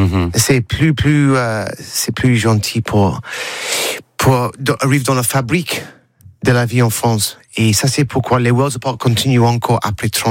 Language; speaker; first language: French; non-native, learner; English